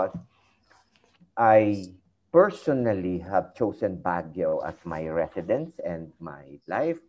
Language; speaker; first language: English; non-native, local second language; Iloko